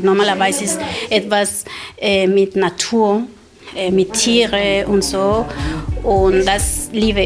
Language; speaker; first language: German; non-native, learner; Spanish